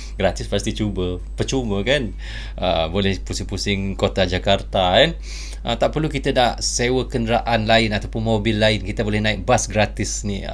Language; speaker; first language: Malay; native; Malay